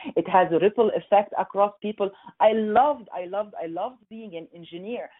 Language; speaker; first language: English; non-native, fluent; Arabic